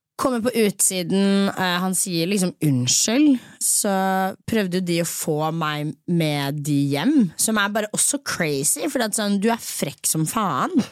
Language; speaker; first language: Norwegian; early bilingual, other home language; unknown